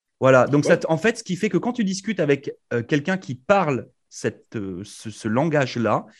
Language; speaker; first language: French; native; French